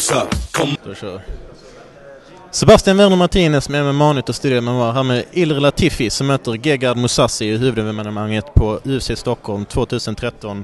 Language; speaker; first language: Swedish; native; Swedish